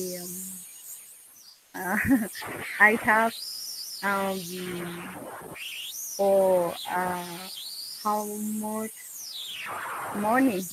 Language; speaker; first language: English; non-native, learner; Spanish